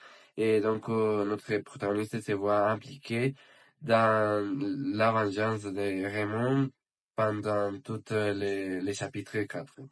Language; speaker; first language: French; non-native, learner; Spanish